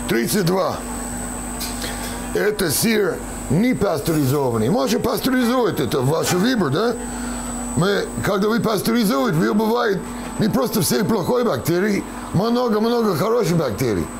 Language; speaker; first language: Russian; non-native, learner; English